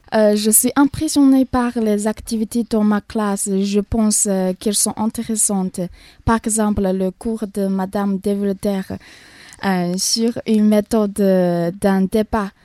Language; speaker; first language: French; non-native, learner; Chinese